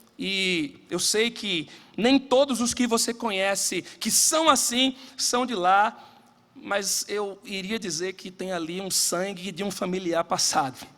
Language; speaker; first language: Portuguese; native; Portuguese